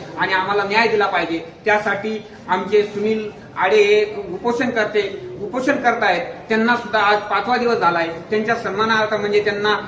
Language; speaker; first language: Marathi; non-native, local second language; Lambadi